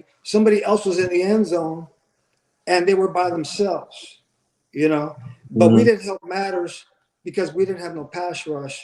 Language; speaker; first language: English; native; English